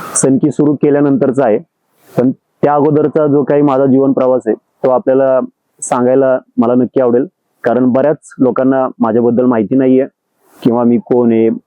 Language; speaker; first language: Marathi; non-native, local second language; Kannada